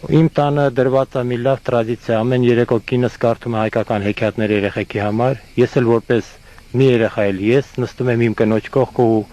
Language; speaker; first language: Armenian; non-native, fluent; Estonian